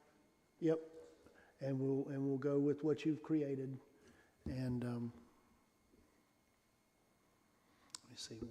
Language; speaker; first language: English; native; English